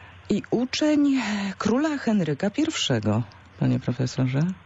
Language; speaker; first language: Polish; native; Polish